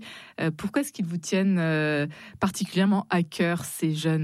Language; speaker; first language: French; native; French